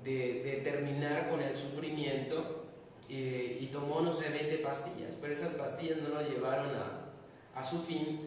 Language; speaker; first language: Spanish; native; Spanish